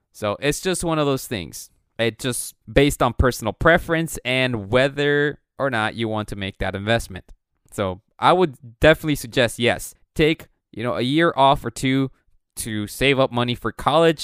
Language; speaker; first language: English; early bilingual, other home language; Spanish